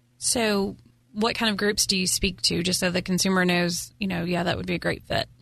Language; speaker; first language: English; native; English